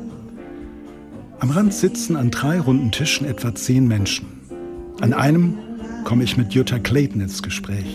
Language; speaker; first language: German; native; German